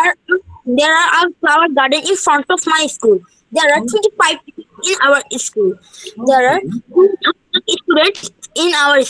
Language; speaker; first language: English; non-native, learner; Bangla